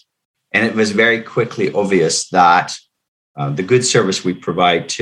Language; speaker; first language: English; non-native, fluent; Dutch